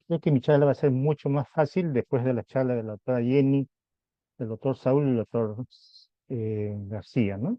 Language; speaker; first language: Spanish; native; Spanish